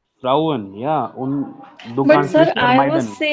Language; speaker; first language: German; non-native, learner; Hindi